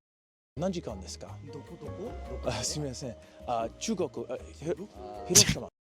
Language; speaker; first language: Japanese; non-native, learner; English